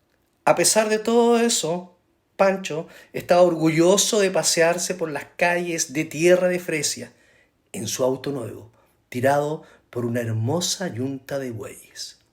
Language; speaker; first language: Spanish; native; Spanish